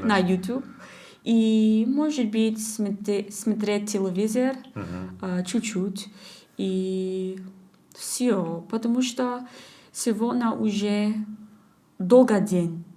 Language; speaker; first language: Russian; non-native, learner; English